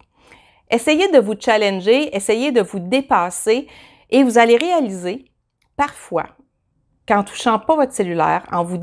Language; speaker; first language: French; native; French